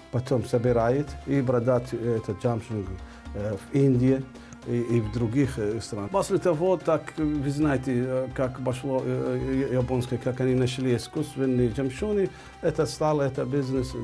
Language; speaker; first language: Russian; non-native, learner; Arabic